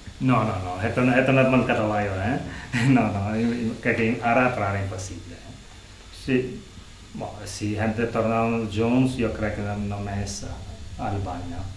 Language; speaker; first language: Catalan; non-native, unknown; Albanian